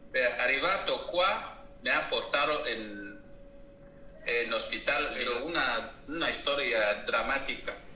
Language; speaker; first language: Italian; non-native, learner; Spanish